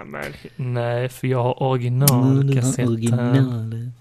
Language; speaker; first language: Swedish; native; Swedish